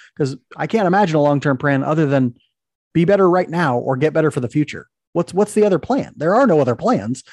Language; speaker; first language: English; native; English